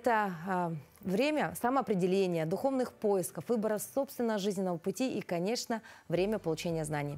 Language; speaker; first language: Russian; native; Russian